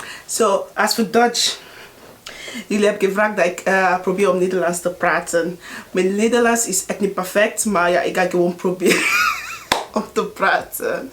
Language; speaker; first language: Dutch; non-native, learner; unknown